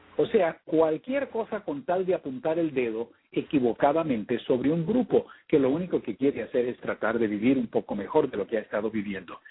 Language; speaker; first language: Spanish; early bilingual, heritage; Spanish